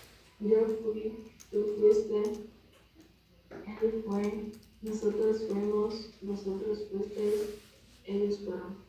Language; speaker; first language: Spanish; non-native, learner; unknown